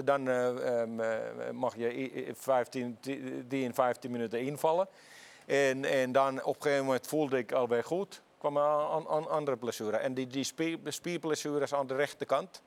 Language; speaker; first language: Dutch; non-native, fluent; Finnish